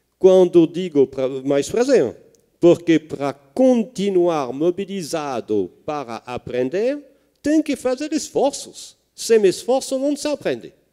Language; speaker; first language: Portuguese; non-native, fluent; French